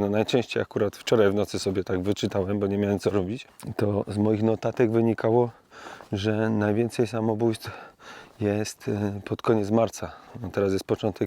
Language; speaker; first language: Polish; native; Polish